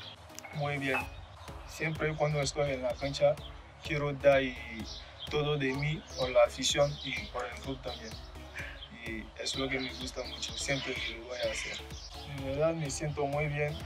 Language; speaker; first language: Spanish; non-native, learner; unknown